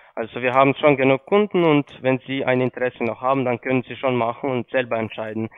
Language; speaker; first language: German; non-native, fluent; Polish